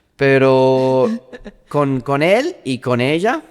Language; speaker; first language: Spanish; non-native, learner; English